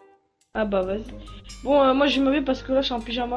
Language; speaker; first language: French; native; French